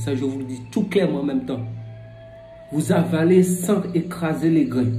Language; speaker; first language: French; non-native, local second language; Fon